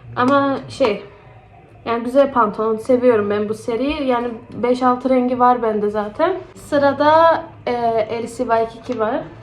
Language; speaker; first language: Turkish; early bilingual, heritage; Turkish